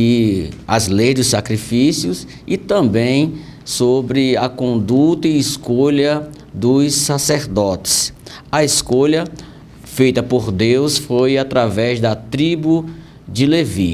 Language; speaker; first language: Portuguese; native; Portuguese